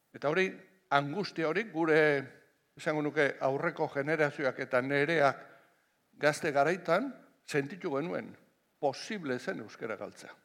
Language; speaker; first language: Basque; non-native, local second language; Spanish